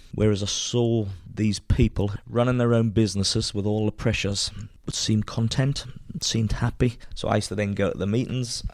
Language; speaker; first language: English; native; English